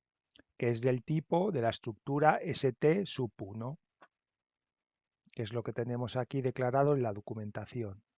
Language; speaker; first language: Spanish; native; Spanish